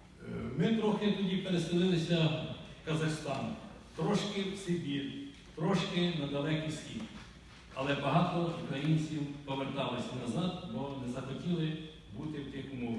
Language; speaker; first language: Ukrainian; native; Ukrainian